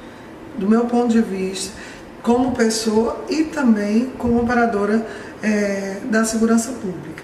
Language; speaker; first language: Portuguese; native; Portuguese